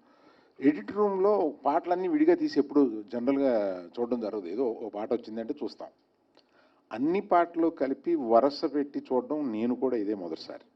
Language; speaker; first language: Telugu; native; Telugu